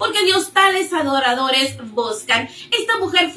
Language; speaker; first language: Spanish; native; Spanish